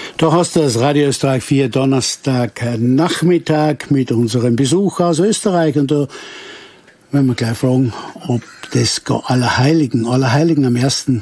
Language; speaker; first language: German; native; German